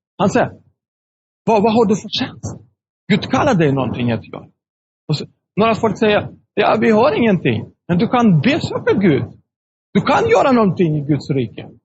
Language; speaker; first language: Swedish; non-native, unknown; Russian